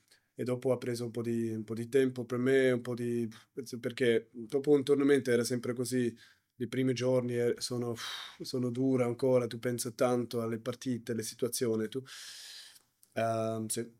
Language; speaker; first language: Italian; non-native, learner; German